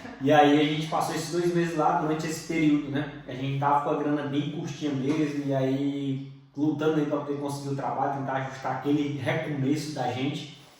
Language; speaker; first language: Portuguese; native; Portuguese